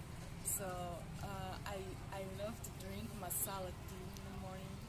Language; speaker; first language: English; non-native, learner; Russian